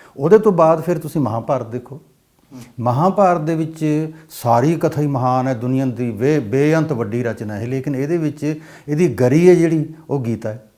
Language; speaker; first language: Punjabi; non-native, local second language; Haryanvi